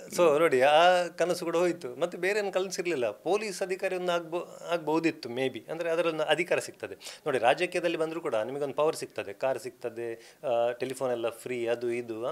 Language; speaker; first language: Kannada; non-native, local second language; Konkani